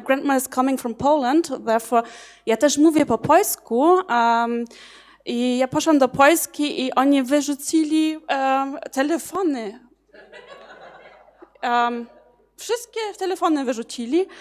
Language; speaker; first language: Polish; early bilingual, heritage; German